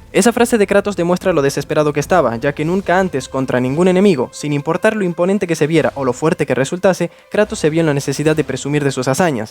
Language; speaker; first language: Spanish; native; Spanish